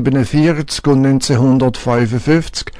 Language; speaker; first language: German; native; German